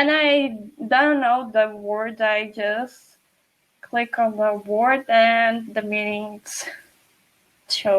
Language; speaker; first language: English; non-native, fluent; Portuguese